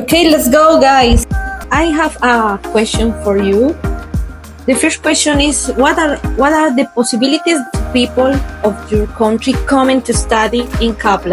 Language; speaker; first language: English; non-native, learner; Spanish